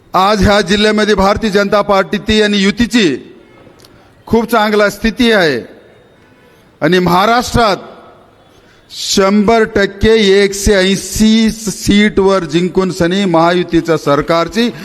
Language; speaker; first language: Marathi; non-native, local second language; Kannada